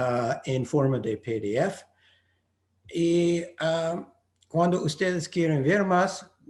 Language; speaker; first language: Spanish; non-native, fluent; English